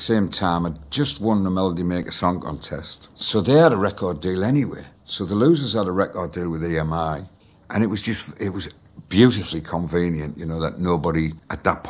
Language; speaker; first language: English; native; English